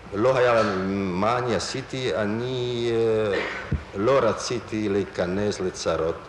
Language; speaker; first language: Hebrew; non-native, fluent; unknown